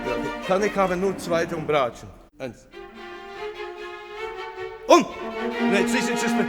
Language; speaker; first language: German; non-native, fluent; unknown